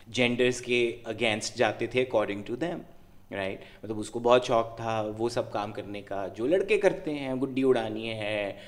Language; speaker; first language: Urdu; non-native, local second language; Punjabi